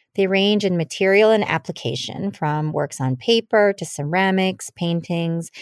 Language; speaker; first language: English; early bilingual, other home language; Filipino